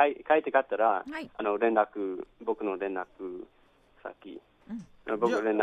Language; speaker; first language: Japanese; non-native, fluent; English